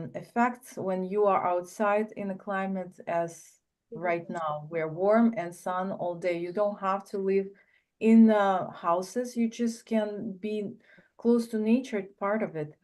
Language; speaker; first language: English; non-native, learner; Russian